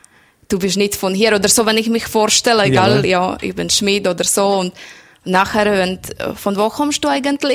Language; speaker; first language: German; non-native, learner; Slovak